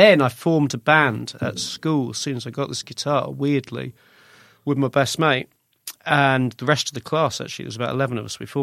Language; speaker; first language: English; native; English